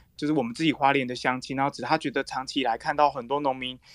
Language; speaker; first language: Chinese; native; Chinese